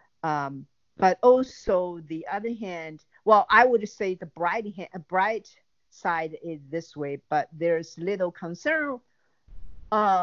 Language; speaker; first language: English; non-native, learner; Chinese